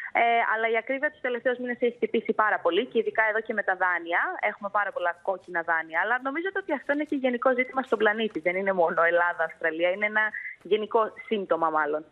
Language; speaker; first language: Greek; native; Greek